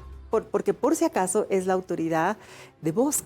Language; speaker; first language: Spanish; native; Spanish